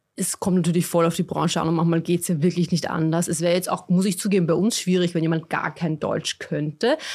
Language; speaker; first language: German; early bilingual, other home language; Bosnian